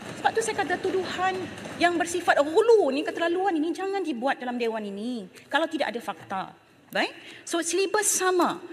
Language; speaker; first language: Malay; native; Malay